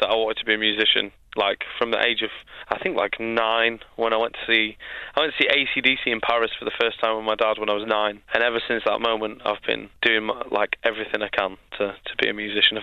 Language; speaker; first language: English; native; English